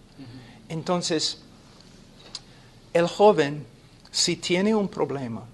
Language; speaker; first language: Spanish; non-native, fluent; English